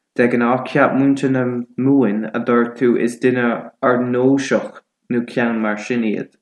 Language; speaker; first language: Irish; non-native, local second language; English